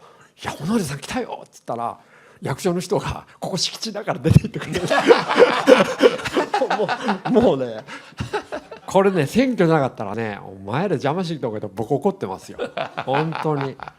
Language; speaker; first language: Japanese; native; Japanese